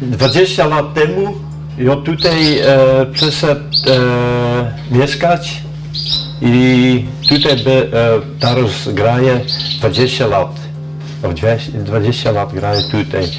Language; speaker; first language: Polish; early bilingual, heritage; Polish